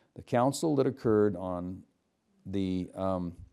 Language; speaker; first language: English; native; English